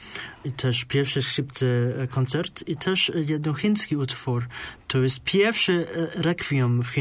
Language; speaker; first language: Polish; non-native, learner; Chinese